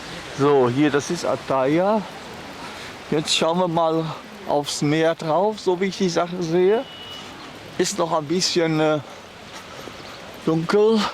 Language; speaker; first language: German; native; German